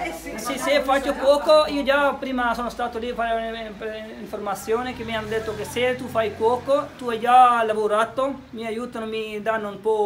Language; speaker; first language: Italian; non-native, learner; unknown